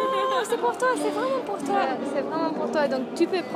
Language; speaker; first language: French; non-native, learner; Hungarian